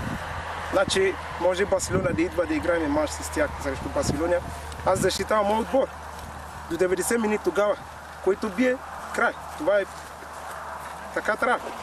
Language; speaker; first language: Bulgarian; non-native, learner; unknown